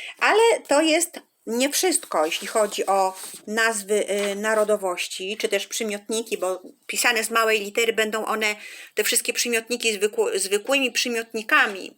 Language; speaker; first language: Polish; native; Polish